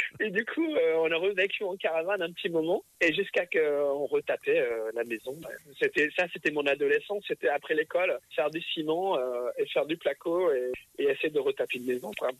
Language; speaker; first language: French; early bilingual, other home language; English